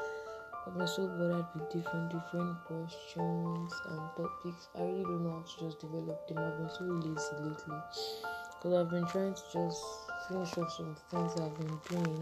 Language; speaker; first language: English; non-native, local second language; Yoruba